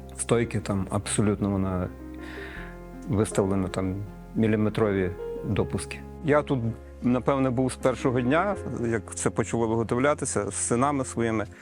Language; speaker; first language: Ukrainian; native; Ukrainian